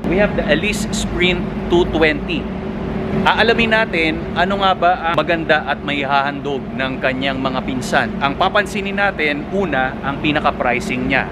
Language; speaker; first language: Filipino; native; Filipino